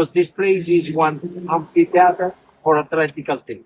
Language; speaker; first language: English; non-native, learner; Italian